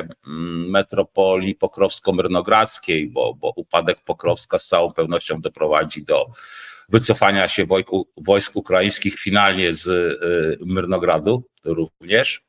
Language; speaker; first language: Polish; native; Polish